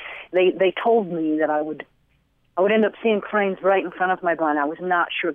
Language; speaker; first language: English; native; English